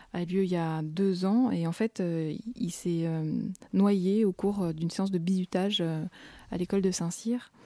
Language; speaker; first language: French; early bilingual, other home language; Russian